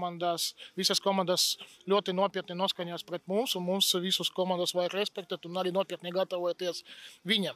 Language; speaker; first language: Latvian; non-native, local second language; Russian